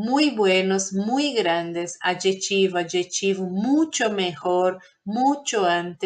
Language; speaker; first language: Spanish; non-native, fluent; Portuguese